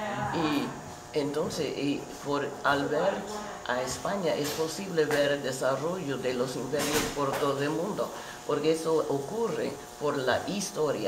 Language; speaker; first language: Spanish; non-native, fluent; English